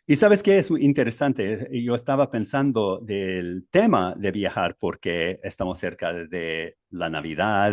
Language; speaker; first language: Spanish; non-native, learner; English